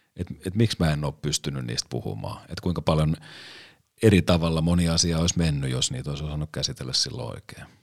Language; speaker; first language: Finnish; native; Finnish